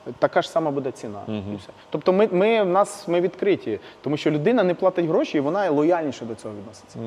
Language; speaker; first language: Ukrainian; native; Ukrainian